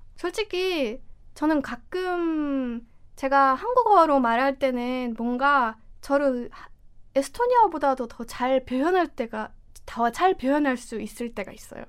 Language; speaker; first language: Korean; non-native, fluent; Estonian